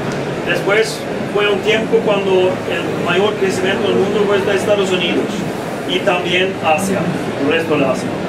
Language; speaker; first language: Spanish; non-native, fluent; Swedish